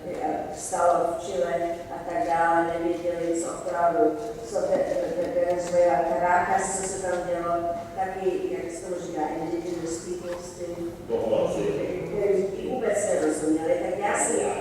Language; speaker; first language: Czech; early bilingual, heritage; Czech